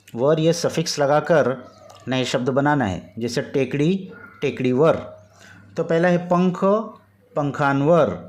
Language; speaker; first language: Hindi; non-native, local second language; Marathi